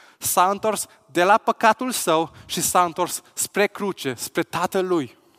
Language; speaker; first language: Romanian; non-native, local second language; Hungarian